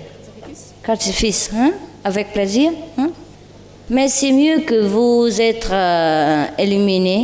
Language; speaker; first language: French; non-native, learner; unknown